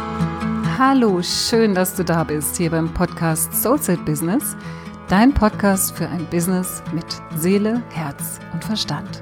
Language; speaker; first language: German; native; German